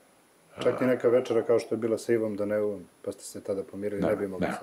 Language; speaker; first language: Serbian; native; Serbian